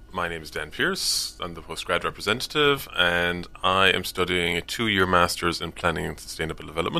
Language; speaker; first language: English; native; English